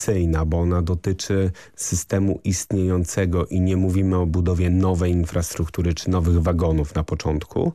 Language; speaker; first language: Polish; native; Polish